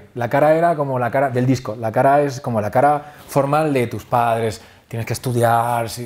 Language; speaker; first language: Spanish; native; Spanish